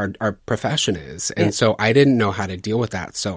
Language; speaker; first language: English; native; English